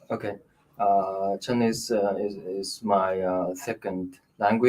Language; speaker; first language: English; non-native, learner; Mongolian